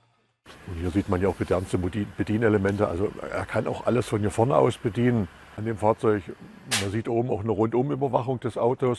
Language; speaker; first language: German; native; German